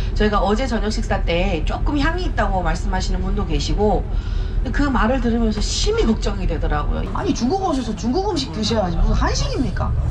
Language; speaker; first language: Korean; early bilingual, heritage; Korean